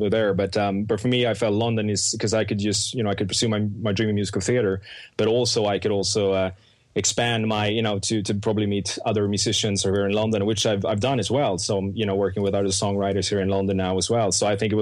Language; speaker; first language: English; non-native, fluent; Swedish